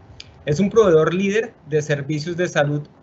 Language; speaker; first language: Spanish; native; Spanish